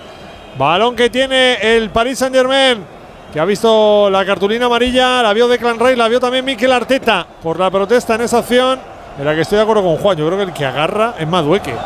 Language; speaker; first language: Spanish; native; Spanish